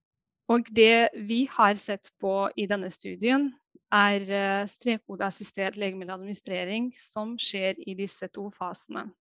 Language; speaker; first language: Norwegian; non-native, fluent; Bosnian